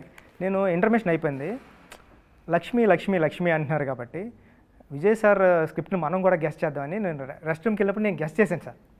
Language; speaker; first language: Telugu; native; Telugu